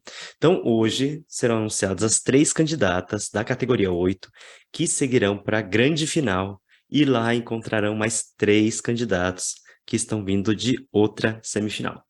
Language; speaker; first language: Portuguese; native; Portuguese